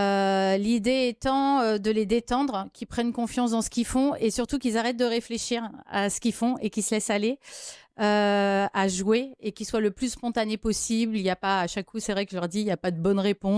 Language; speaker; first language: French; native; French